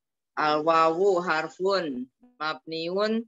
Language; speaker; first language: Arabic; non-native, learner; Indonesian